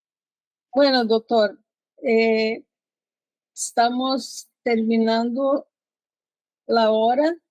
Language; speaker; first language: Spanish; non-native, learner; Portuguese